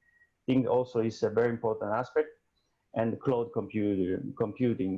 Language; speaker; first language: English; non-native, fluent; Italian